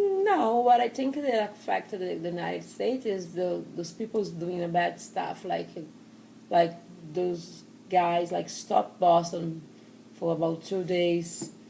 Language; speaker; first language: English; non-native, learner; Portuguese